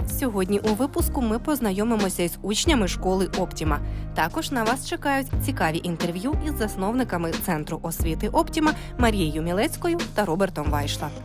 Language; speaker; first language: Ukrainian; native; Ukrainian